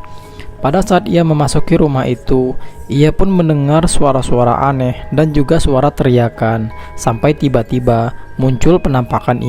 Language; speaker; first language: Indonesian; native; Indonesian